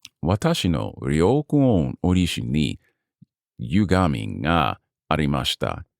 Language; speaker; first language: Japanese; non-native, learner; English